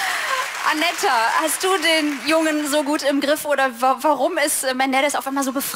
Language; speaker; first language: German; native; German